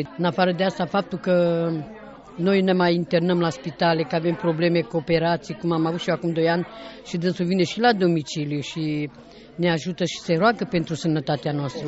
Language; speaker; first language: Romanian; native; Romanian